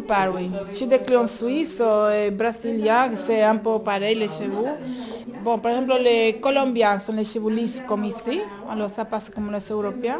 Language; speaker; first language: French; non-native, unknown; Spanish